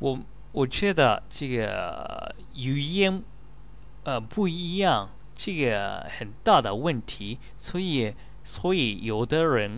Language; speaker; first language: Chinese; non-native, learner; Japanese